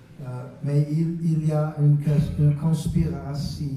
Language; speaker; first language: French; non-native, learner; English